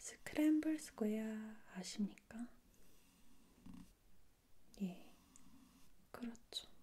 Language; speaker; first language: Korean; non-native, fluent; English